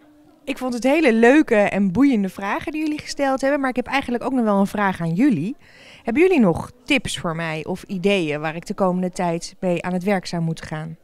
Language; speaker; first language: Dutch; native; Dutch